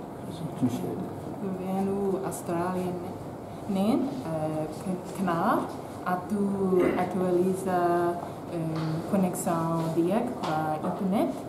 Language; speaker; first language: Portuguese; non-native, local second language; Tetum